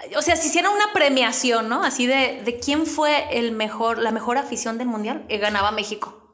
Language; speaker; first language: Spanish; native; Spanish